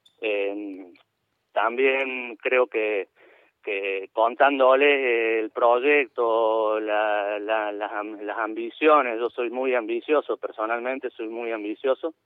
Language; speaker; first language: Spanish; native; Spanish